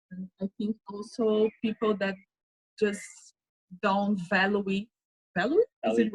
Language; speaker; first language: English; non-native, fluent; Portuguese